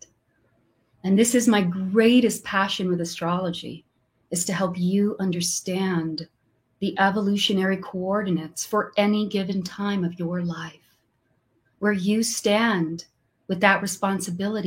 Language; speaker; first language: English; non-native, fluent; Portuguese